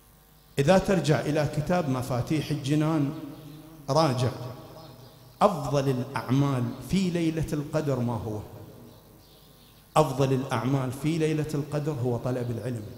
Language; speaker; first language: Arabic; native; Arabic